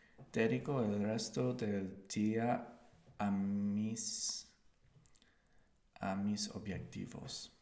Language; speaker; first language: Spanish; non-native, learner; English